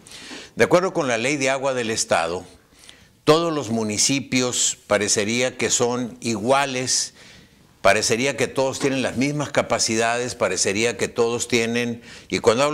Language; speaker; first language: Spanish; native; Spanish